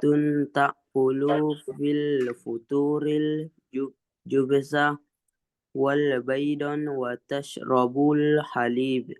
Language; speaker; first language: Arabic; non-native, learner; Indonesian